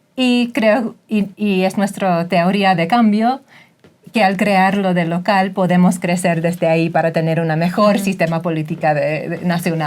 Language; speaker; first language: Spanish; non-native, fluent; English